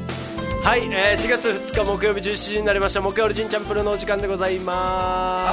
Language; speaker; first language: Japanese; native; Japanese